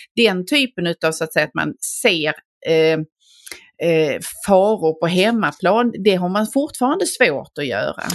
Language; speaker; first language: Swedish; native; Swedish